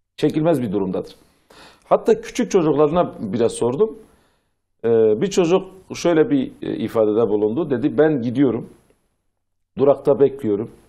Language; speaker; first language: Turkish; non-native, local second language; Zaza